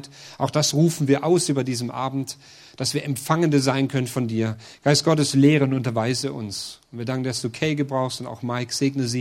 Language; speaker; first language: German; native; German